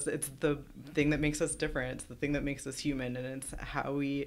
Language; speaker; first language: English; native; English